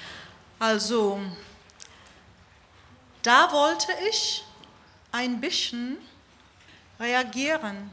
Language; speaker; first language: German; non-native, fluent; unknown